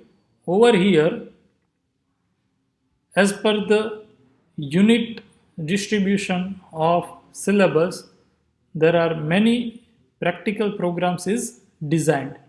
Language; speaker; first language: English; non-native, local second language; Gujarati